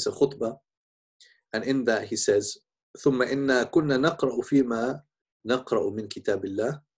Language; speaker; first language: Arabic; non-native, fluent; English